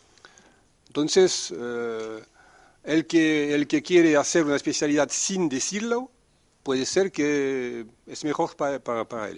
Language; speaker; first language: Spanish; non-native, fluent; French